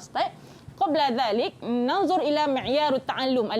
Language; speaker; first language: Arabic; non-native, fluent; Malay